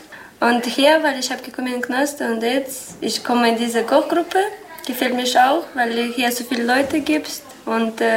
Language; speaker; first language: German; non-native, learner; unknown